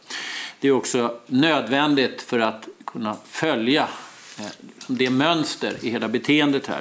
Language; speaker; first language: Swedish; native; Swedish